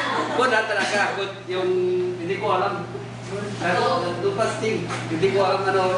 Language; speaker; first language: Filipino; non-native, learner; Malay